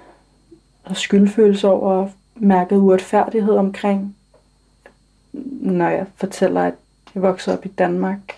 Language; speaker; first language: Danish; early bilingual, other home language; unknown